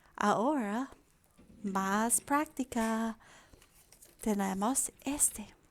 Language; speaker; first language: Spanish; non-native, fluent; English